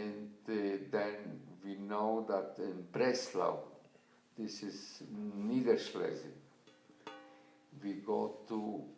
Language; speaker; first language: English; non-native, learner; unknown